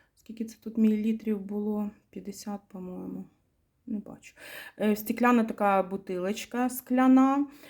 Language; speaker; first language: Ukrainian; non-native, local second language; Russian